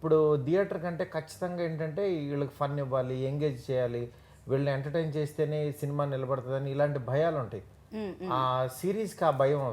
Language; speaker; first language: Telugu; native; Telugu